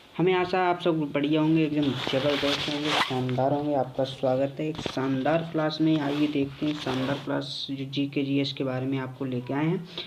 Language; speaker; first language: Hindi; native; Hindi